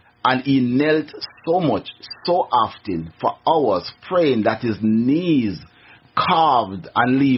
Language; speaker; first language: English; non-native, local second language; Jamaican Creole English